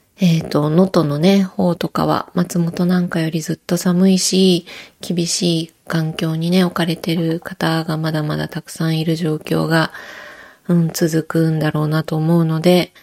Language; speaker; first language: Japanese; native; Japanese